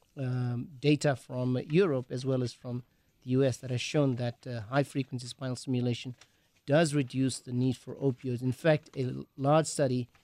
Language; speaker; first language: English; native; English